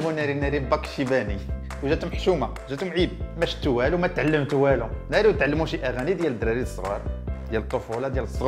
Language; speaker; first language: Arabic; native; Arabic